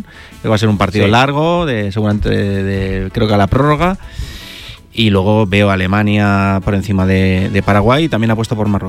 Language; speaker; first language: Spanish; native; Spanish